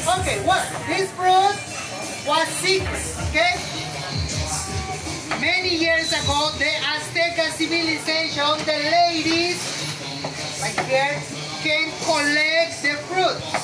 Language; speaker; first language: English; non-native, fluent; Spanish